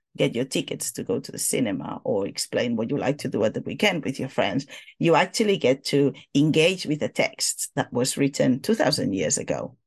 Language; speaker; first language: English; non-native, fluent; Catalan